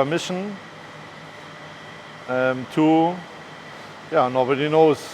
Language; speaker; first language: English; non-native, learner; German